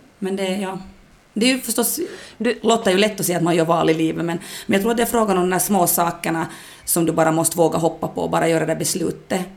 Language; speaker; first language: Swedish; native; Swedish